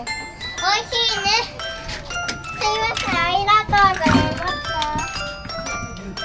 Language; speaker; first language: Japanese; early bilingual, heritage; Japanese